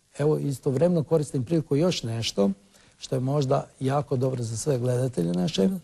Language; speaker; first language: Croatian; non-native, local second language; Romany